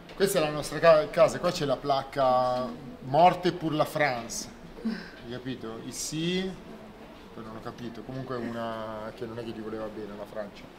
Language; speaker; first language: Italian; native; Italian